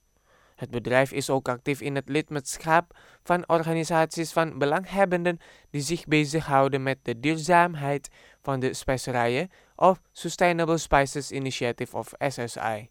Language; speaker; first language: Dutch; non-native, fluent; Indonesian